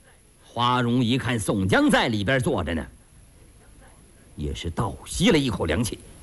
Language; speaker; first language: Chinese; native; Chinese